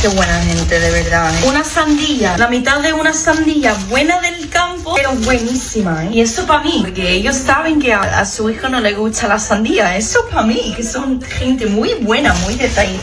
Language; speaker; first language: Spanish; non-native, fluent; English